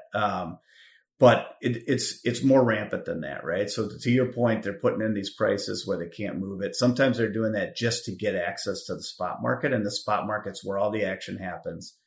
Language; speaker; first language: English; native; English